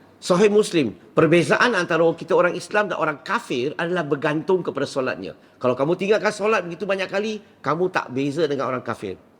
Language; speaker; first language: Malay; non-native, local second language; Min Nan Chinese